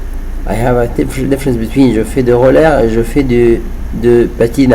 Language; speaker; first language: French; non-native, fluent; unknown